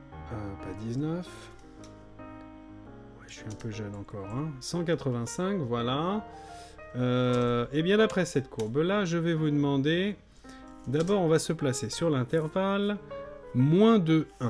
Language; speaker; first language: French; native; French